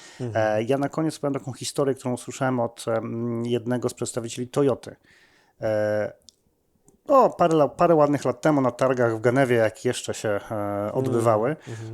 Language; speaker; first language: Polish; native; Polish